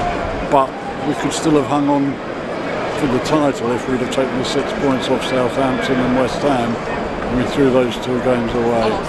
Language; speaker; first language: English; native; English